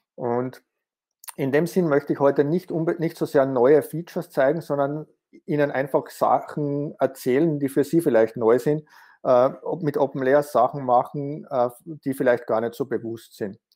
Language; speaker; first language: German; native; German